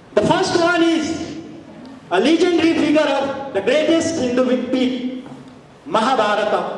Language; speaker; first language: English; non-native, local second language; Nepali